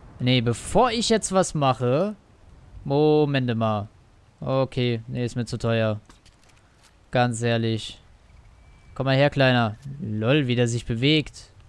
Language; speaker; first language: German; native; German